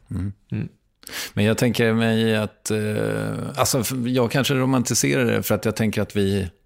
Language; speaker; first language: Swedish; native; Swedish